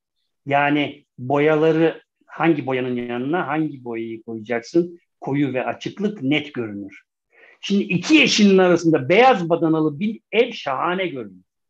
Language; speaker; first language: Turkish; native; Turkish